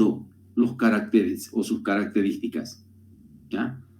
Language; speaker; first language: Spanish; native; Spanish